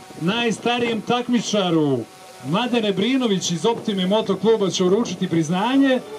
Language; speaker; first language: Serbian; native; Serbian